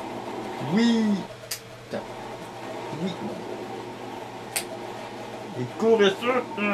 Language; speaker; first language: French; native; French